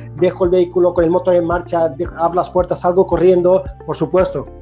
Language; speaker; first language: Spanish; native; Spanish